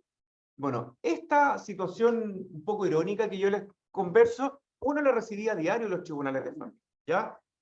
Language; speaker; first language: Spanish; native; Spanish